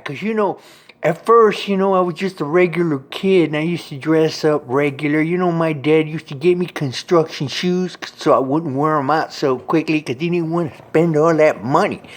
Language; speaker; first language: English; native; English